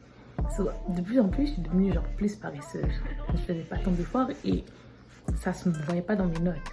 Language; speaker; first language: French; native; French